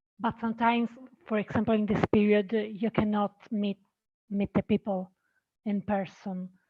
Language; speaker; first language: English; non-native, learner; Italian